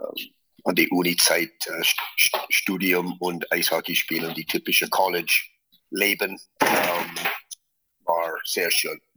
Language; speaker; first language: German; non-native, fluent; English